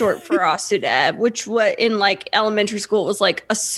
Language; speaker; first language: English; native; English